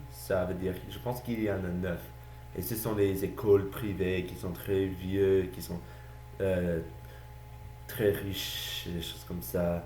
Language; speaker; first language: French; non-native, learner; English